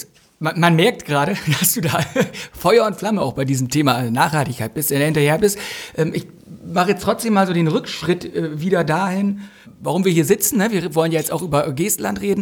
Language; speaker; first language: German; native; German